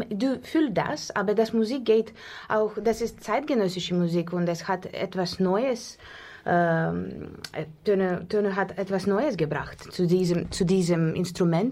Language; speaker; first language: German; non-native, fluent; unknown